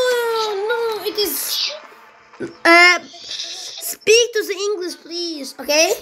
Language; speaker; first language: English; non-native, learner; Russian